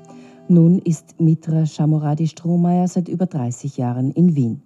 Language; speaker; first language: German; native; German